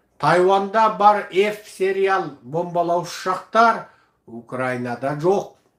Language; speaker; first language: Kazakh; early bilingual, heritage; Kazakh